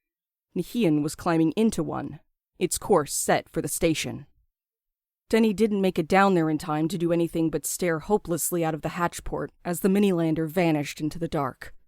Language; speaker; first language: English; native; English